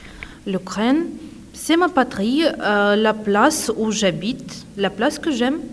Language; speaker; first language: French; non-native, fluent; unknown